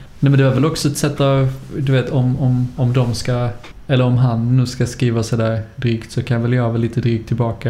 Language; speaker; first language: Swedish; native; Swedish